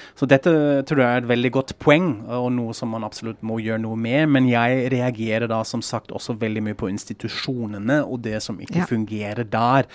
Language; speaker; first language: Norwegian; non-native, fluent; German